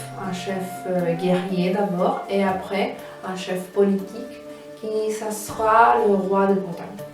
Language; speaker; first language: French; non-native, fluent; Spanish